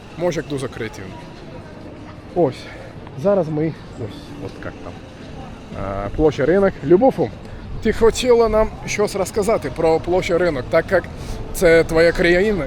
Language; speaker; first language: Ukrainian; non-native, fluent; Turkish